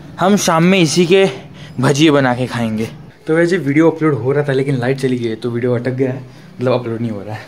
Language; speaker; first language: Hindi; non-native, local second language; Marathi